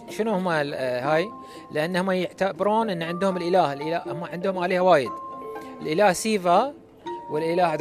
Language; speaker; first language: Arabic; native; Arabic